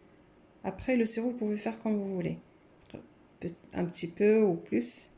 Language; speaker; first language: French; non-native, local second language; Arabic